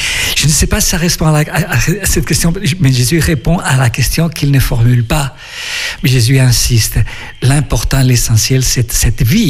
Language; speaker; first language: French; non-native, fluent; Spanish